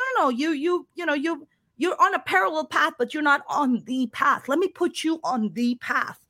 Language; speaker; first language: English; non-native, local second language; Urdu